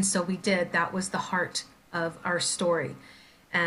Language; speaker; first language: English; native; English